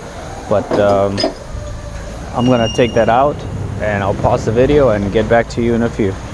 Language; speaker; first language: English; native; English